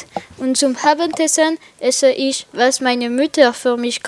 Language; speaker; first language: German; non-native, learner; French